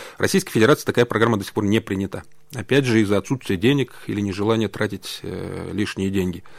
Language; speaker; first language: Russian; native; Russian